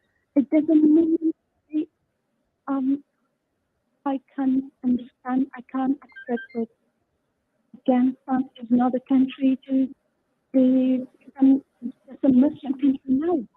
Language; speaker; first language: English; non-native, learner; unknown